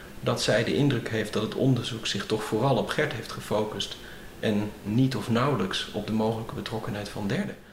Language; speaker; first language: Dutch; native; Dutch